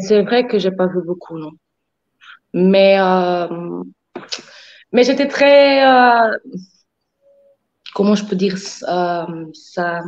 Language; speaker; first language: French; non-native, fluent; Portuguese